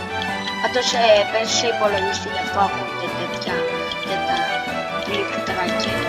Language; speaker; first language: Greek; early bilingual, heritage; Greek